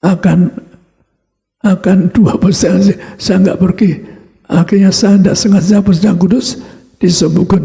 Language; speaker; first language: Indonesian; native; Indonesian